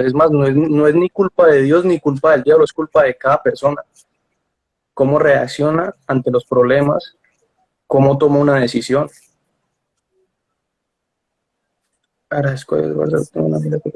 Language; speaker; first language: Spanish; native; Spanish